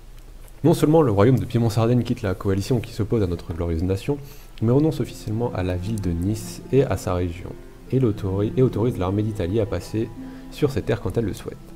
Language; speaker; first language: French; native; French